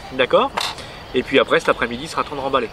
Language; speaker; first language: French; native; French